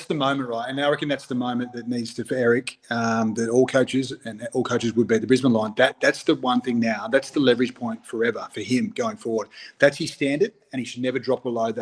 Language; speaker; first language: English; native; English